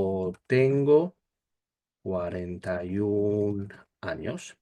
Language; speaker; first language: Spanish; non-native, learner; English